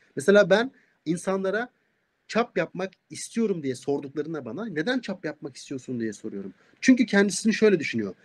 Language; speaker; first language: Turkish; native; Turkish